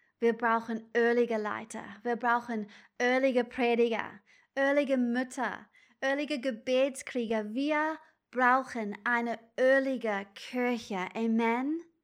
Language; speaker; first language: German; non-native, fluent; English